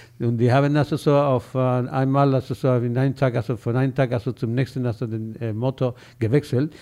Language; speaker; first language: German; non-native, fluent; Spanish